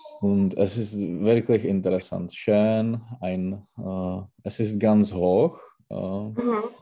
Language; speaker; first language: German; non-native, learner; Czech